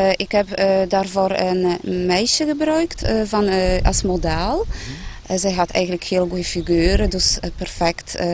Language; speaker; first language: Dutch; non-native, fluent; Polish